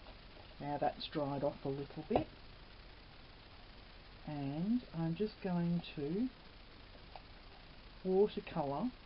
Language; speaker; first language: English; native; English